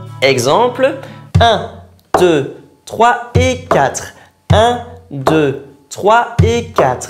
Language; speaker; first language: French; native; French